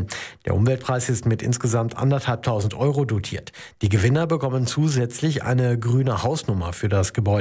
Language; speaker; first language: German; native; German